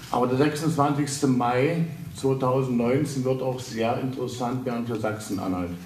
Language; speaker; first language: German; native; German